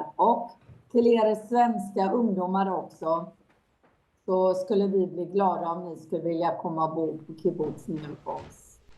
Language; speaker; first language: Swedish; non-native, fluent; Hebrew